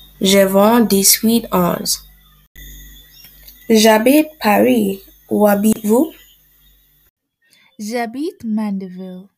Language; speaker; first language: French; non-native, learner; English